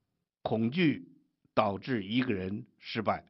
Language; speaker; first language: Chinese; native; Chinese